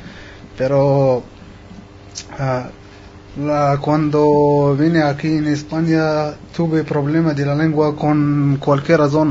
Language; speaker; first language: Spanish; non-native, learner; Arabic